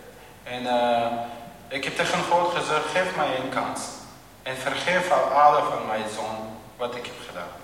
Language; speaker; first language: Dutch; non-native, fluent; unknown